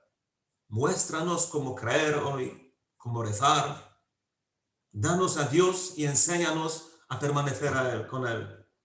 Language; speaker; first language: Spanish; non-native, fluent; Polish